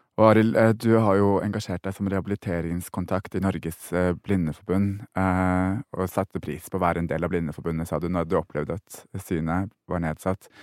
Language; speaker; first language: Norwegian; native; Norwegian